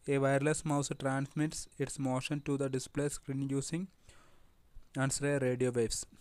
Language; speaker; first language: English; non-native, local second language; Malayalam